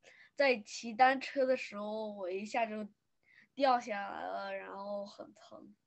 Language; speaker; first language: Chinese; early bilingual, other home language; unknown